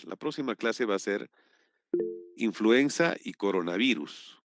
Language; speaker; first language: Spanish; native; Spanish